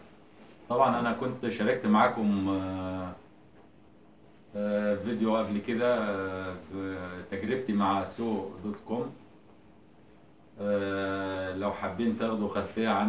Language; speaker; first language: Arabic; native; Arabic